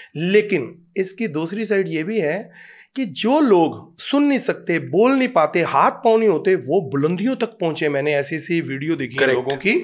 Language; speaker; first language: Hindi; native; Hindi